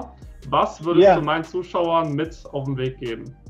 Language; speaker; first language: German; native; German